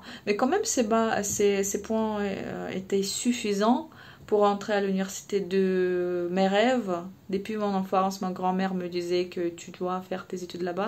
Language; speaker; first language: French; non-native, fluent; Russian